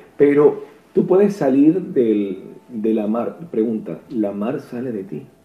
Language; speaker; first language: Spanish; native; Spanish